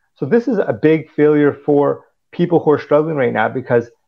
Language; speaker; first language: English; early bilingual, other home language; Punjabi